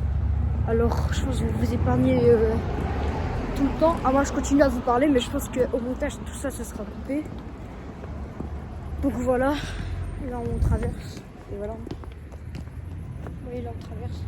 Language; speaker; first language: French; native; French